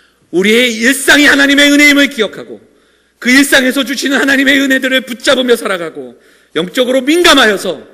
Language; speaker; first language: Korean; native; Korean